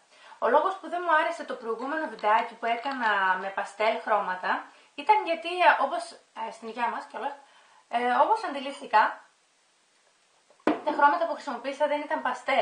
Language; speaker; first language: Greek; native; Greek